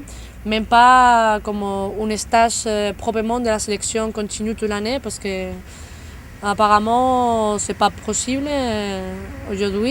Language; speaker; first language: French; non-native, fluent; Spanish